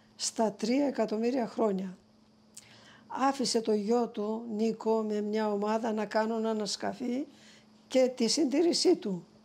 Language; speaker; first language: Greek; native; Greek